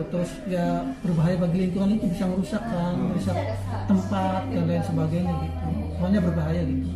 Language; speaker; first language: Indonesian; native; Indonesian